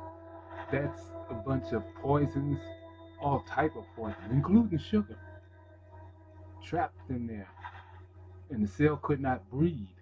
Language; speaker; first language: English; native; English